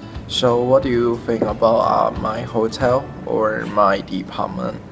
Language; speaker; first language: English; non-native, learner; Chinese